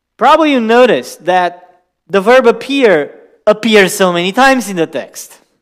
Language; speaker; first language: English; non-native, fluent; Romanian